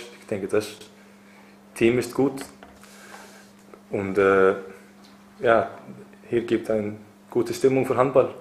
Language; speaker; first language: German; non-native, learner; Icelandic